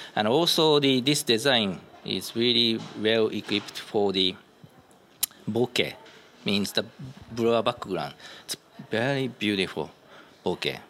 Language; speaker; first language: English; non-native, learner; Japanese